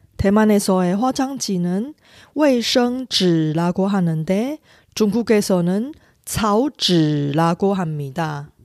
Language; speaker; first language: Korean; non-native, fluent; Chinese